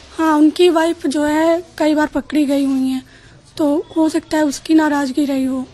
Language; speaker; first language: Hindi; native; Hindi